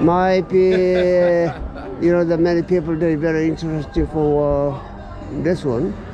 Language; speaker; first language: English; non-native, learner; Korean